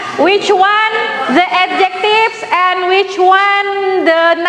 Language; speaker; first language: English; non-native, fluent; Indonesian